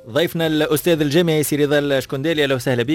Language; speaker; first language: Arabic; native; Arabic